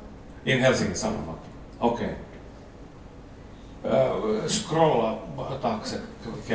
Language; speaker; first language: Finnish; non-native, local second language; Swedish